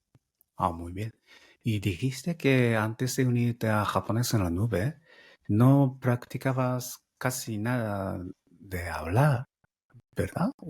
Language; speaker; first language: Spanish; non-native, fluent; Japanese